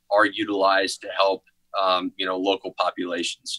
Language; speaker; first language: English; native; English